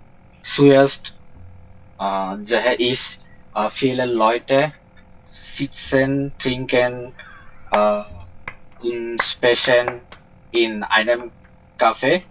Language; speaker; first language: German; non-native, learner; Bangla